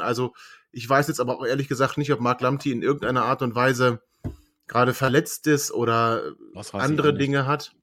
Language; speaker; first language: German; native; German